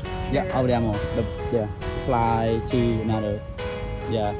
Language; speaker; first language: English; non-native, learner; Khmer